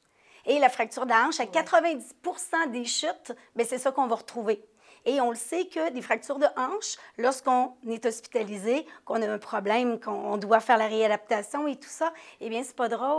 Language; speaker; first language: French; native; French